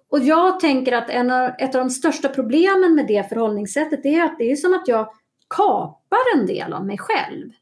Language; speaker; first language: Swedish; native; Swedish